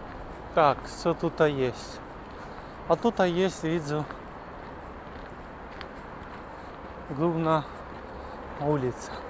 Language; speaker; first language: Polish; non-native, learner; Ukrainian